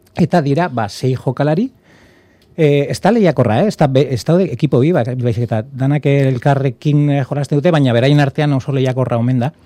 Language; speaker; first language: Basque; native; Basque